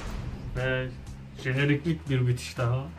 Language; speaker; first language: Turkish; native; Turkish